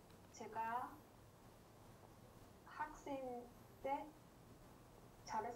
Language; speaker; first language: Korean; non-native, learner; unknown